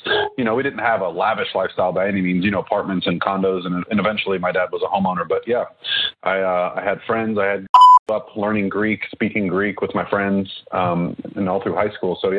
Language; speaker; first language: English; native; English